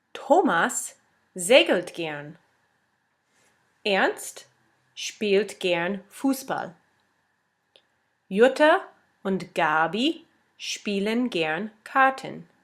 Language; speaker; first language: German; non-native, fluent; English